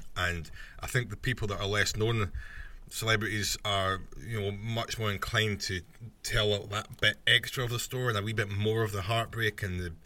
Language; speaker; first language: English; native; English